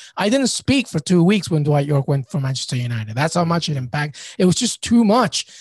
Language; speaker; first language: English; early bilingual, other home language; Spanish